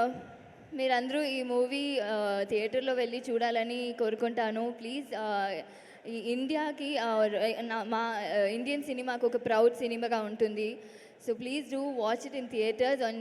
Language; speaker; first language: Telugu; non-native, local second language; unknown